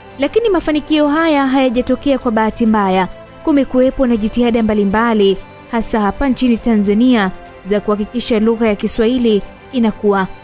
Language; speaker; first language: Swahili; native; Swahili